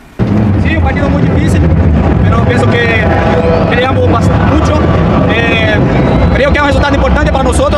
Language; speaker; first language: Spanish; non-native, fluent; Portuguese